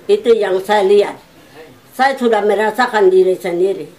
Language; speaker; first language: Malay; non-native, local second language; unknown